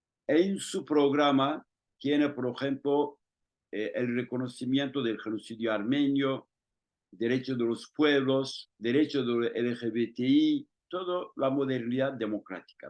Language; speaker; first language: Spanish; non-native, fluent; Turkish